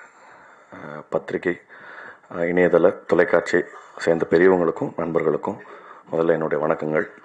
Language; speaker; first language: Tamil; native; Tamil